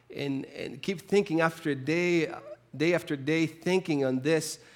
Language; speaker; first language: English; non-native, fluent; Spanish